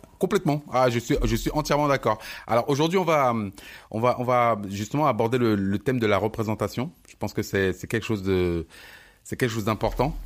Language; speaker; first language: French; early bilingual, other home language; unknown